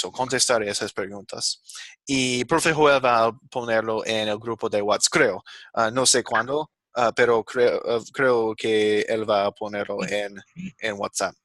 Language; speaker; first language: Spanish; non-native, fluent; English